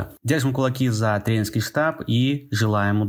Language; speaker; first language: Russian; native; Russian